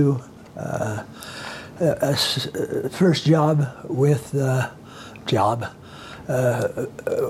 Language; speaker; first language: English; native; English